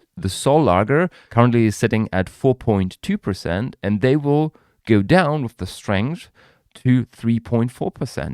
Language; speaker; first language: English; non-native, fluent; German